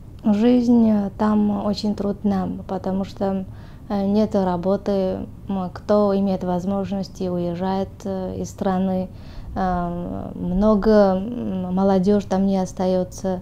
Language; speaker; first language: Russian; non-native, fluent; Armenian